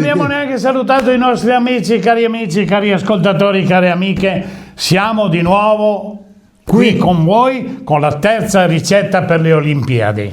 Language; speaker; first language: Italian; native; Italian